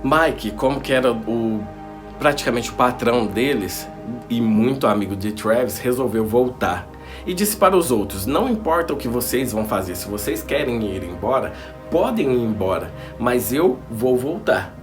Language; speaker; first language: Portuguese; native; Portuguese